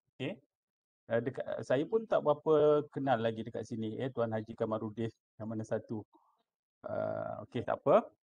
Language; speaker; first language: Malay; native; Malay